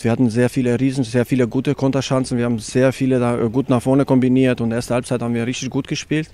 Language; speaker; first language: German; non-native, fluent; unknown